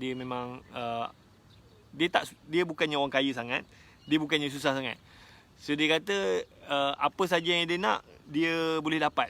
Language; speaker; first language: Malay; native; Malay